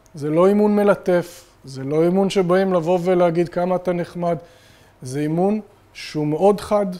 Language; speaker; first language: Hebrew; native; Hebrew